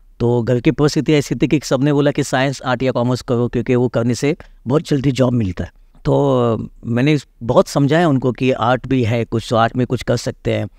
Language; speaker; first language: Hindi; non-native, local second language; Marathi